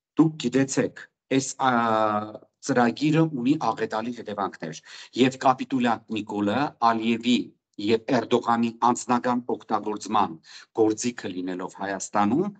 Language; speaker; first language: Armenian; native; Armenian